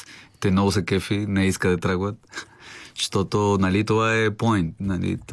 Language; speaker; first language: Bulgarian; non-native, learner; Spanish